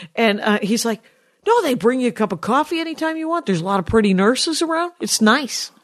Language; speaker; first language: English; native; English